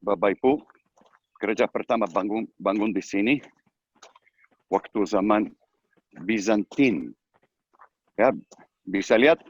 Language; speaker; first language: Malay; non-native, learner; Hebrew